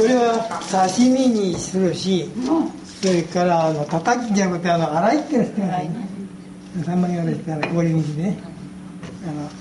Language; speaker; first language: Japanese; native; Japanese